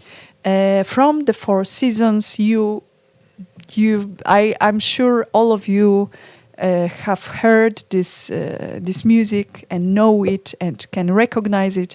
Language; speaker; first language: English; non-native, fluent; Polish